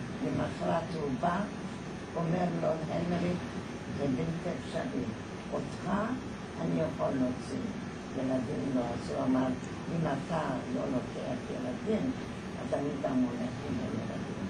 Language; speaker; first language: Hebrew; non-native, fluent; Polish